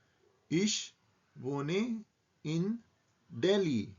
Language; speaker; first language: German; non-native, learner; Hindi